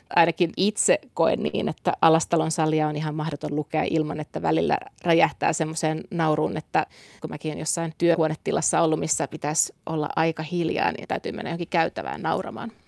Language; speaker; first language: Finnish; native; Finnish